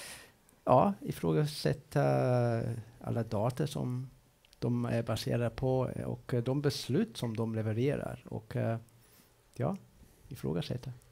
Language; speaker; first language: Swedish; non-native, fluent; English